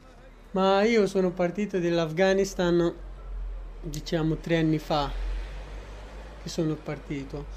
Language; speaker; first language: Italian; non-native, learner; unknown